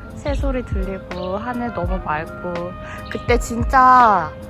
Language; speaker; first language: Korean; native; Korean